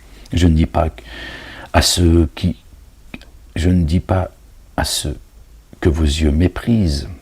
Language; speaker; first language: French; native; French